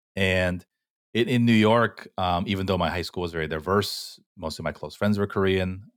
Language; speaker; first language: English; early bilingual, other home language; Korean